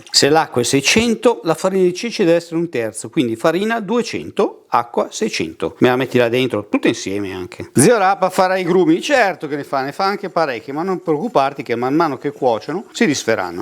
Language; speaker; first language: Italian; native; Italian